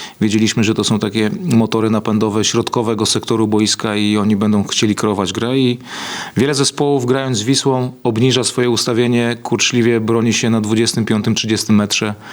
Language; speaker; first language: Polish; native; Polish